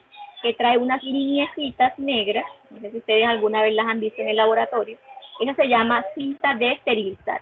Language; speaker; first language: Spanish; native; Spanish